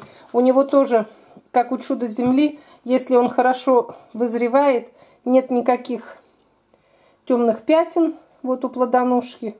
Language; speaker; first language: Russian; native; Russian